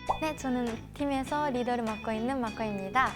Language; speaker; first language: Korean; non-native, fluent; Japanese